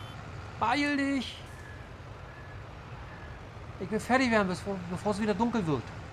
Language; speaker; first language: German; native; German